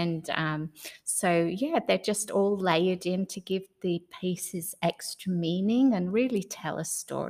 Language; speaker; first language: English; native; English